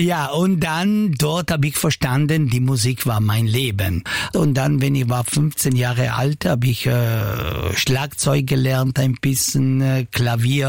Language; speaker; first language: German; non-native, local second language; Italian